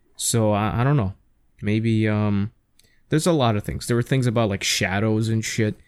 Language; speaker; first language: English; native; English